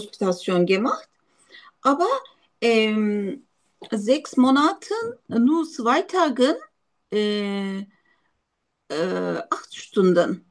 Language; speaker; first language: German; non-native, learner; Turkish